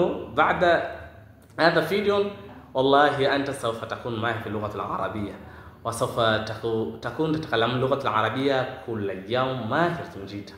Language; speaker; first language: Arabic; non-native, fluent; Swahili